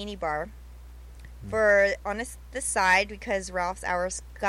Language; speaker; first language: English; native; English